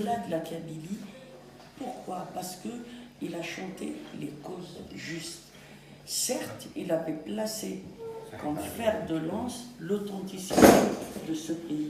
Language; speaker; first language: French; non-native, local second language; Kabyle